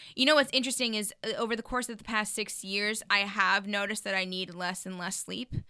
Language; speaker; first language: English; native; English